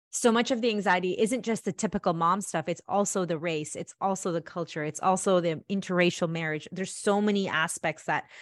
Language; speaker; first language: English; early bilingual, other home language; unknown